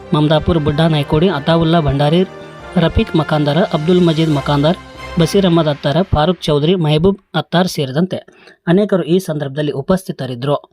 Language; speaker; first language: Kannada; native; Kannada